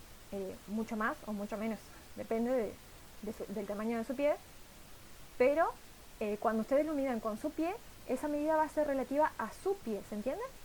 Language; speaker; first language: Spanish; native; Spanish